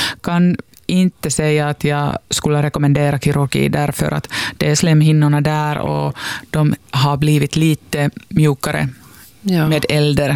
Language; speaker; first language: Swedish; non-native, local second language; Finnish